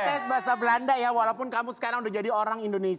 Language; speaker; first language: Indonesian; native; Indonesian